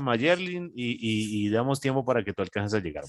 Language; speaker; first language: Spanish; native; Spanish